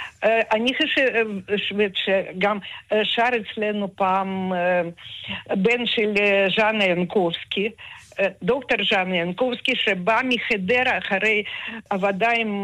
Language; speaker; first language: Hebrew; non-native, fluent; Russian